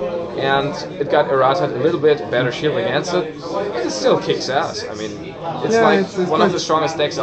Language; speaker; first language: English; non-native, fluent; German